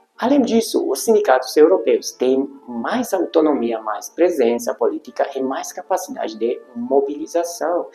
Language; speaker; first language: Portuguese; non-native, fluent; Hungarian